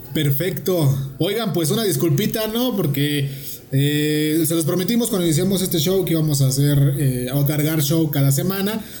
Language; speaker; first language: Spanish; native; Spanish